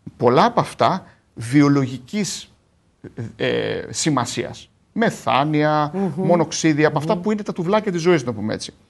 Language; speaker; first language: Greek; native; Greek